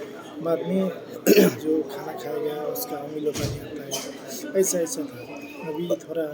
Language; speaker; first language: Hindi; non-native, learner; Nepali